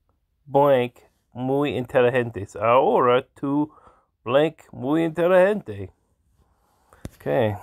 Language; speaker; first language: Spanish; non-native, learner; English